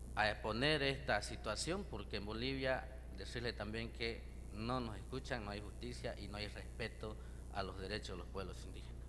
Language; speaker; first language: Spanish; native; Spanish